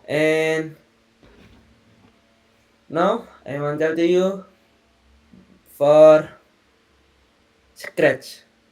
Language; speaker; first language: English; non-native, learner; Indonesian